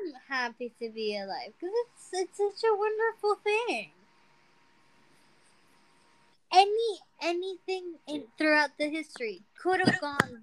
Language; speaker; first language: English; non-native, fluent; Spanish